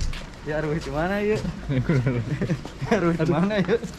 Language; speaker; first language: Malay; non-native, local second language; Sundanese